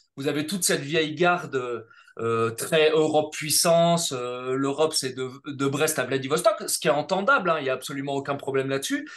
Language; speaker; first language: French; native; French